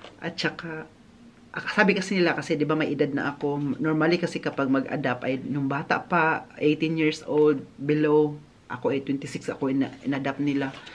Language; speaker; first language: Filipino; non-native, local second language; Cebuano